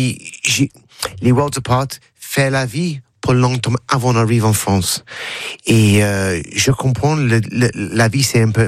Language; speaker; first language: French; non-native, learner; English